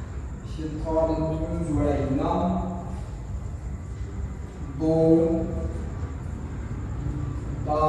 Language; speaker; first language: Vietnamese; non-native, learner; Hindi